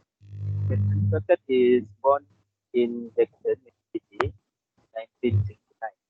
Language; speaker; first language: English; non-native, local second language; Malay